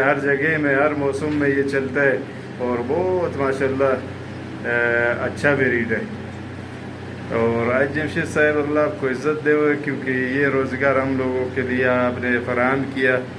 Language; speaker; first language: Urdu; non-native, local second language; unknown